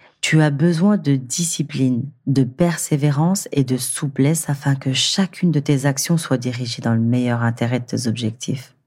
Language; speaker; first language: French; native; French